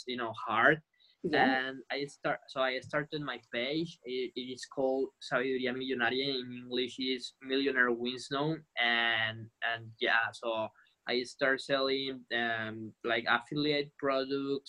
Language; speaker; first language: English; non-native, fluent; Spanish